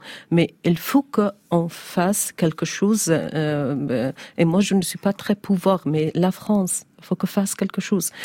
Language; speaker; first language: French; non-native, learner; Persian